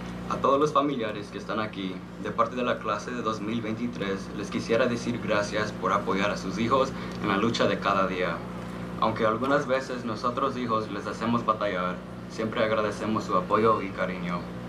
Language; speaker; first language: Spanish; early bilingual, heritage; Spanish